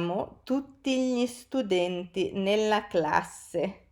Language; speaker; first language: Italian; non-native, fluent; English